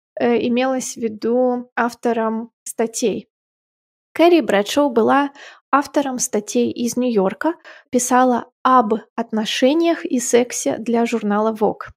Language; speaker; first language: Russian; native; Russian